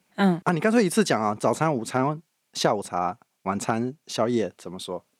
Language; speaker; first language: Chinese; native; Chinese